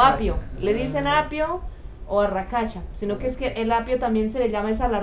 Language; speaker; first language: Spanish; native; Spanish